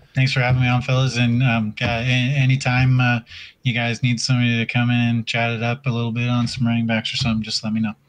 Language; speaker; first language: English; native; English